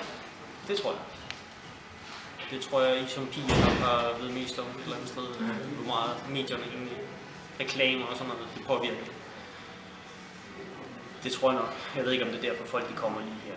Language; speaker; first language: Danish; native; Danish